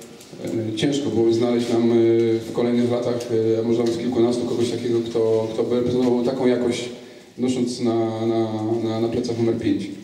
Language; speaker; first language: Polish; native; Polish